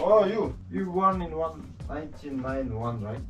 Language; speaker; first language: English; non-native, learner; Mongolian